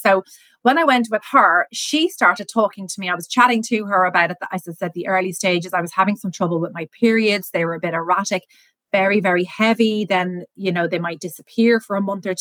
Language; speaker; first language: English; native; English